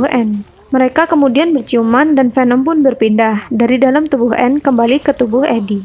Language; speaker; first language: Indonesian; native; Indonesian